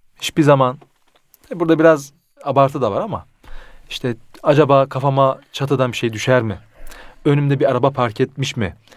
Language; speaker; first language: Turkish; early bilingual, heritage; Turkish